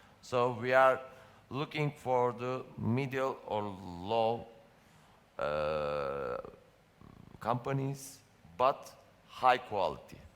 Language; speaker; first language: English; non-native, learner; Turkish